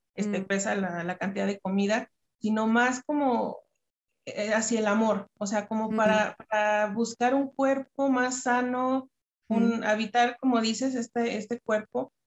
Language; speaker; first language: Spanish; native; Spanish